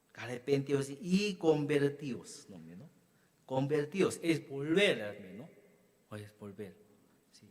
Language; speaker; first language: Spanish; non-native, learner; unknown